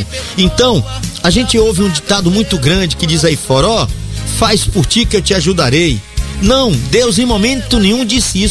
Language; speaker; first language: Portuguese; native; Portuguese